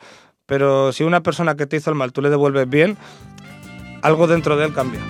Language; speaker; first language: Spanish; native; Spanish